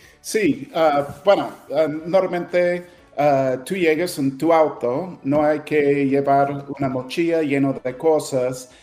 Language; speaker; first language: Spanish; non-native, fluent; English